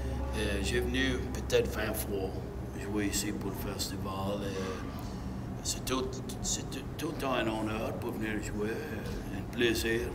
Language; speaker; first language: French; non-native, local second language; English